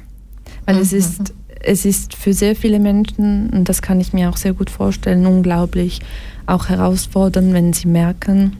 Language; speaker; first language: German; early bilingual, other home language; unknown